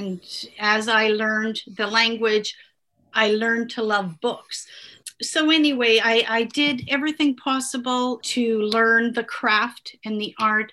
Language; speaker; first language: English; non-native, fluent; Italian